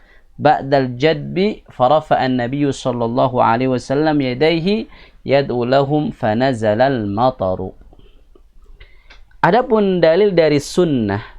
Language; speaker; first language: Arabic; non-native, fluent; Indonesian